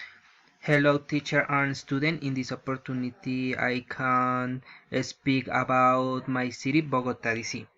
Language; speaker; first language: English; non-native, learner; Spanish